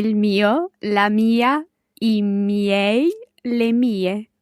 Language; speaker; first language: Italian; non-native, learner; English